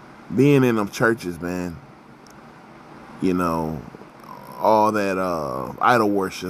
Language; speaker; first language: English; native; English